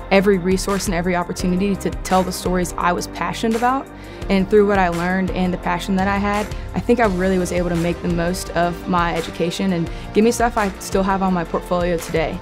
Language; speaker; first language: English; native; English